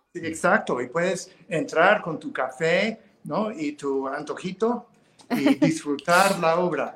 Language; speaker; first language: Spanish; non-native, fluent; English